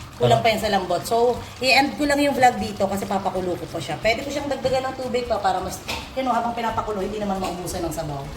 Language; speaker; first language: Filipino; non-native, local second language; Bikol